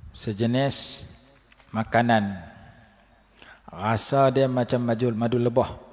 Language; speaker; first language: Malay; native; Malay